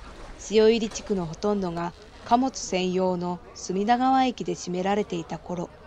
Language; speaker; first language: Japanese; native; Japanese